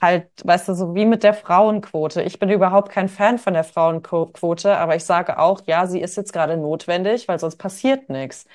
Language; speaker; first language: German; native; German